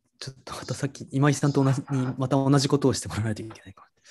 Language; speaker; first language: Japanese; native; Japanese